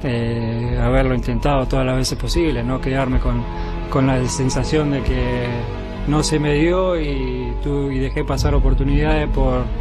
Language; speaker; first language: Spanish; native; Spanish